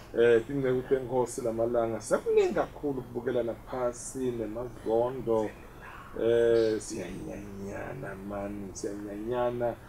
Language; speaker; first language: Zulu; non-native, local second language; Swati